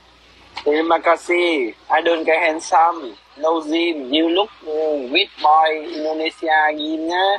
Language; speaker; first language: English; non-native, learner; Vietnamese